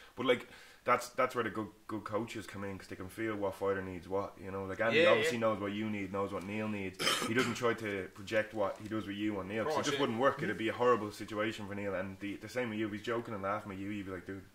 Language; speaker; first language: English; native; English